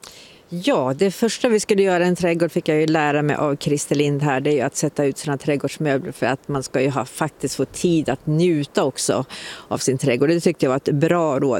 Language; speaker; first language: Swedish; native; Swedish